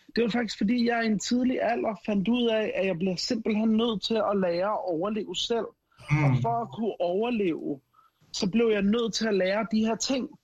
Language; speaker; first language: Danish; early bilingual, other home language; Arabic